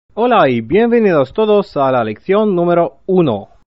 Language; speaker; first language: Spanish; non-native, fluent; Russian